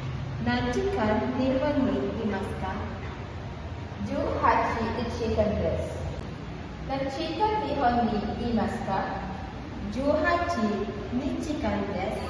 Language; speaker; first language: Japanese; non-native, learner; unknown